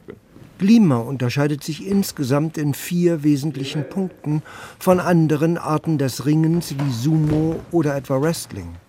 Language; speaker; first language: German; native; German